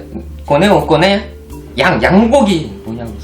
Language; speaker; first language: Spanish; non-native, fluent; Korean